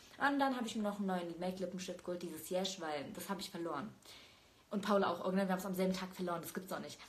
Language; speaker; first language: German; early bilingual, other home language; Turkish